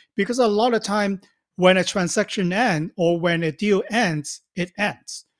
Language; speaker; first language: English; non-native, local second language; Cantonese